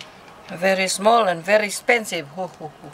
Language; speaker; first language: English; non-native, learner; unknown